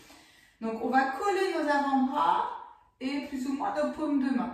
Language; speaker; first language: French; native; French